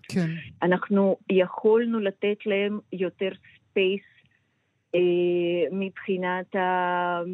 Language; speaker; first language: Hebrew; non-native, fluent; Russian